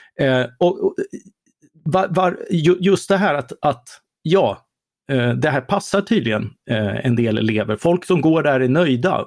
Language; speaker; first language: Swedish; native; Swedish